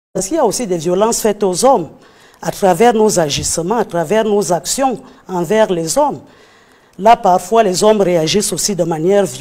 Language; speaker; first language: French; non-native, local second language; Fang